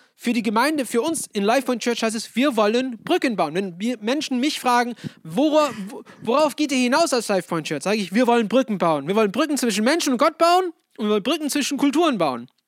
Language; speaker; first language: German; non-native, fluent; English